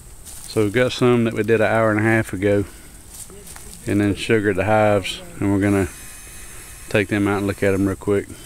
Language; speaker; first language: English; native; English